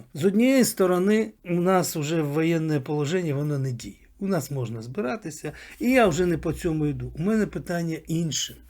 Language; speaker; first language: Ukrainian; native; Ukrainian